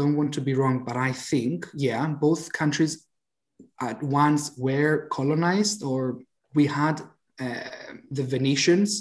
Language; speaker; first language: English; non-native, fluent; Greek